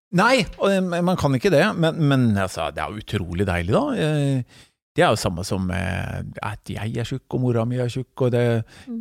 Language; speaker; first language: Norwegian; native; Norwegian